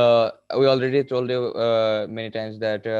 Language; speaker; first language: English; non-native, local second language; Bangla